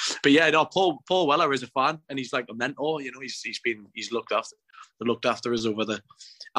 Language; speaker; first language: English; native; English